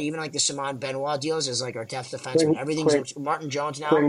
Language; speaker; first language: English; native; English